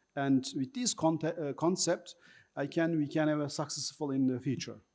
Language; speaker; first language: English; non-native, fluent; Turkish